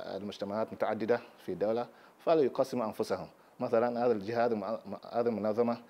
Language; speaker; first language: Arabic; non-native, fluent; Yoruba